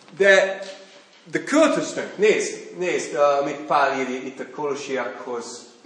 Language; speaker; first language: Hungarian; non-native, fluent; English